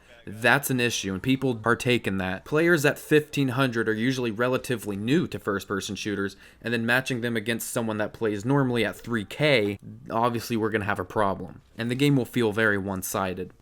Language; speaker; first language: English; native; English